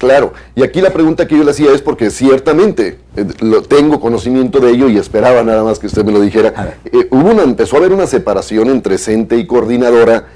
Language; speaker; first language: Spanish; native; Spanish